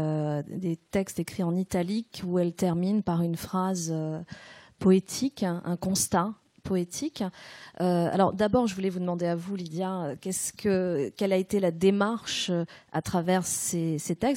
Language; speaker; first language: French; native; French